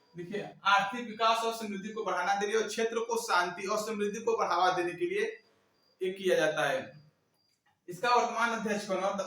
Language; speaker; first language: Hindi; native; Hindi